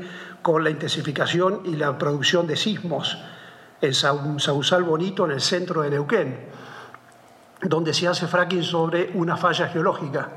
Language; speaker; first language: Spanish; native; Spanish